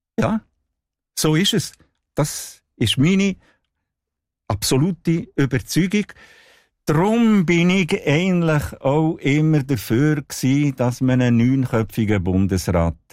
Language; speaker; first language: German; non-native, local second language; Italian